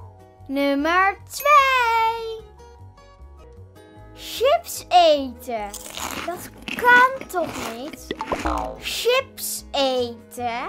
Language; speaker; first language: Dutch; native; Dutch